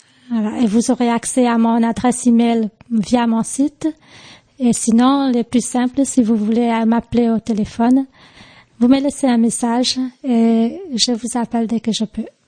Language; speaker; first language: French; non-native, local second language; Morisyen